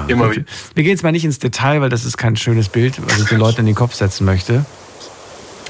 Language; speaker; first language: German; native; German